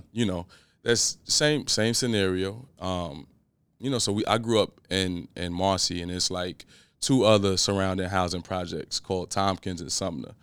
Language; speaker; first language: English; native; English